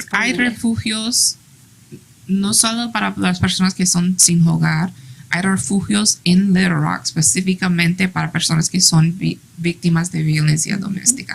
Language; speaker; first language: Spanish; early bilingual, heritage; English